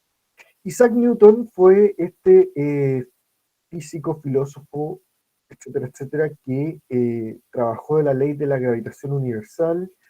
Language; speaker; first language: Spanish; native; Spanish